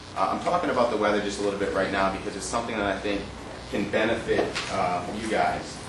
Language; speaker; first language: English; native; English